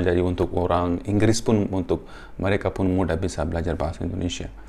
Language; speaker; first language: Indonesian; non-native, fluent; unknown